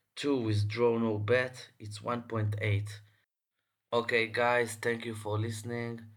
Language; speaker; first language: English; non-native, fluent; Hebrew